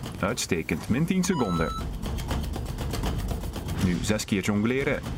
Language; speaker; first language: Dutch; native; Dutch